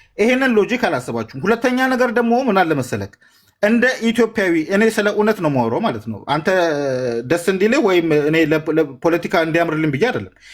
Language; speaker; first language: Amharic; native; Amharic